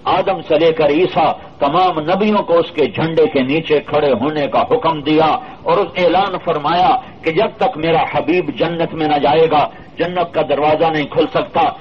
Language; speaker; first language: Urdu; non-native, local second language; Punjabi